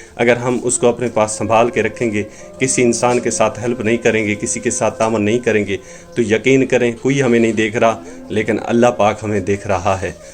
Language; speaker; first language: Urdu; non-native, local second language; Punjabi